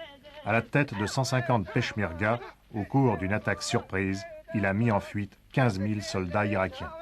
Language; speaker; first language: French; native; French